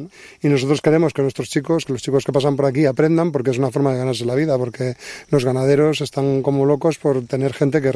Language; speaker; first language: Spanish; native; Spanish